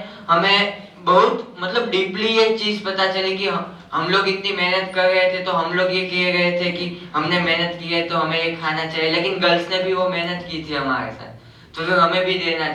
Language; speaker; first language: Hindi; native; Hindi